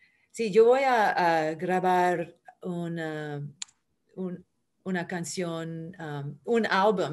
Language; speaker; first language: Spanish; early bilingual, heritage; Spanish